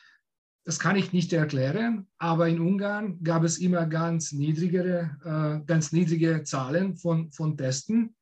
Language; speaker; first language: German; non-native, fluent; Hungarian